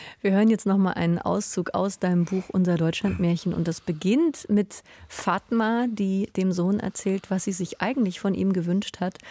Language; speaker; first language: German; native; German